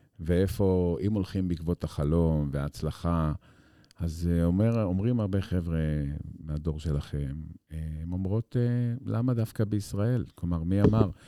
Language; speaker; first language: Hebrew; native; Hebrew